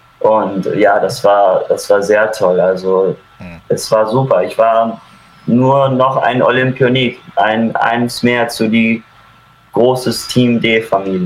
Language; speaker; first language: German; early bilingual, heritage; German